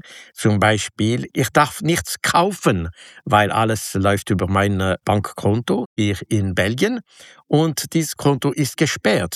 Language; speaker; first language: German; non-native, local second language; French